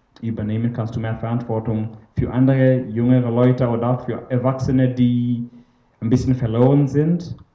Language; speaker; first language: German; non-native, fluent; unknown